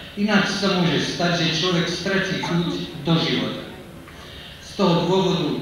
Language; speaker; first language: Slovak; native; Slovak